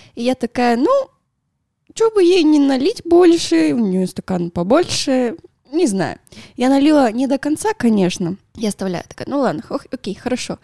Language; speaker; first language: Russian; non-native, fluent; Spanish